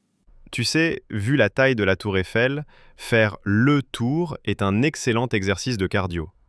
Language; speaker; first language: French; native; French